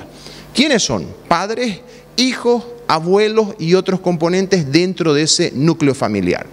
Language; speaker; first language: Spanish; native; Spanish